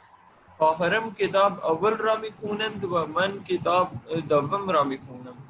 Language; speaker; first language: Persian; non-native, learner; Urdu